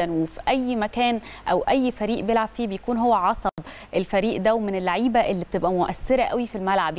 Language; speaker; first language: Arabic; native; Arabic